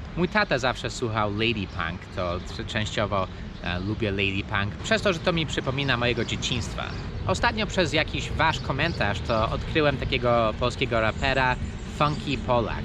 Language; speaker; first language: Polish; early bilingual, heritage; Polish